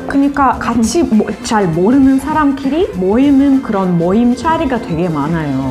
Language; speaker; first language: Korean; non-native, fluent; Russian